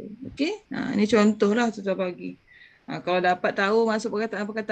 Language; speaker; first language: Malay; native; Malay